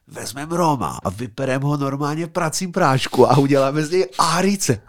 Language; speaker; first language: Czech; non-native, fluent; Serbian